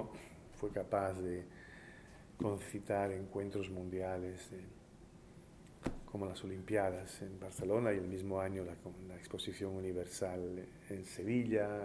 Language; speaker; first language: Spanish; early bilingual, heritage; Spanish